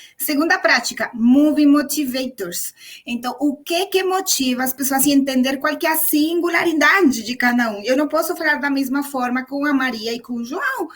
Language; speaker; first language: Portuguese; non-native, fluent; Spanish